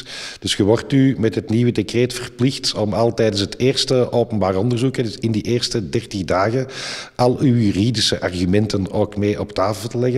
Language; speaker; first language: Dutch; native; Dutch